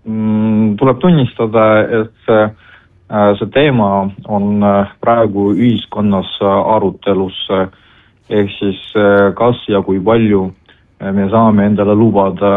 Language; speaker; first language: Estonian; non-native, local second language; Russian